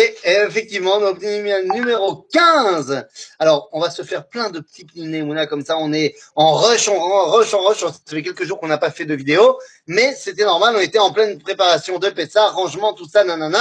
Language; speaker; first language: French; native; French